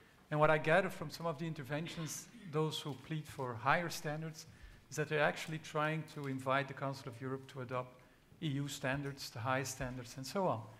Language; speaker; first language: English; non-native, fluent; Dutch